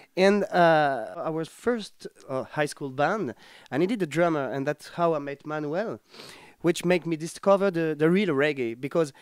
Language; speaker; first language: English; non-native, fluent; French